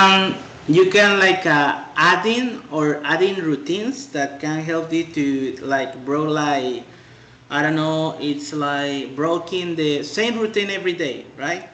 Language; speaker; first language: English; non-native, fluent; Spanish